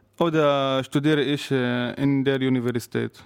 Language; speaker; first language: German; non-native, learner; Arabic